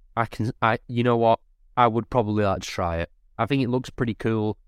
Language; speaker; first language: English; native; English